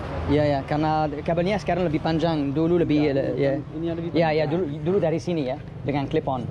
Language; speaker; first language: Indonesian; non-native, learner; English